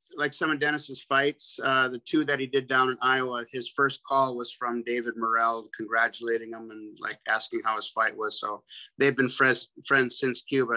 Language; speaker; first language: English; native; English